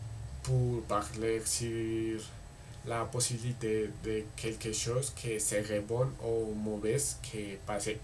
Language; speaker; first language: French; non-native, learner; Spanish